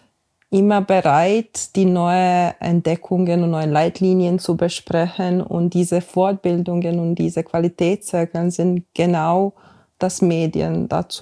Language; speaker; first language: German; non-native, fluent; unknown